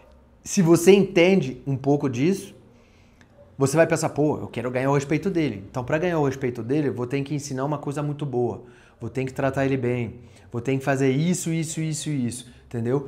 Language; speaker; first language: Portuguese; non-native, fluent; French